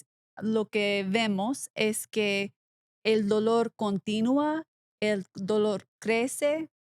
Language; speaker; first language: Spanish; non-native, learner; English